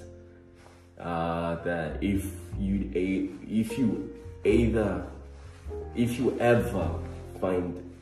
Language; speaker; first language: English; non-native, local second language; Swahili